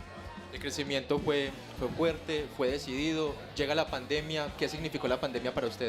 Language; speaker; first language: Spanish; native; Spanish